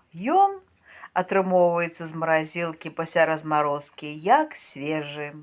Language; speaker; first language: Belarusian; native; Belarusian